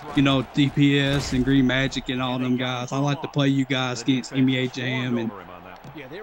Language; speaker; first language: English; native; English